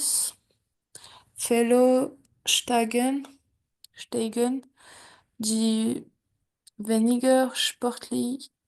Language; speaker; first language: German; non-native, learner; French